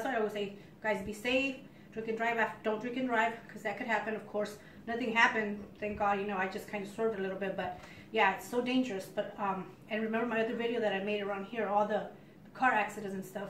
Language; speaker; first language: English; early bilingual, other home language; Spanish